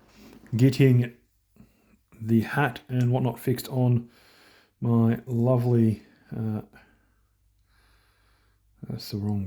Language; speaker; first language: English; native; English